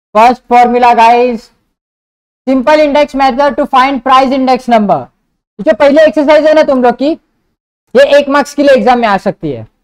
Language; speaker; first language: Hindi; non-native, local second language; Marathi